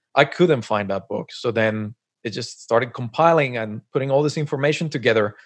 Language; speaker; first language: English; non-native, fluent; Spanish